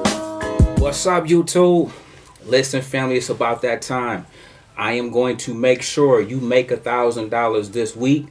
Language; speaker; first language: English; native; English